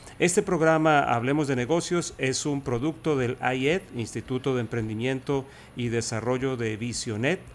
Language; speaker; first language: Spanish; native; Spanish